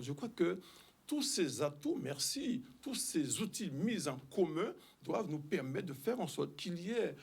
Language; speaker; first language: French; native; French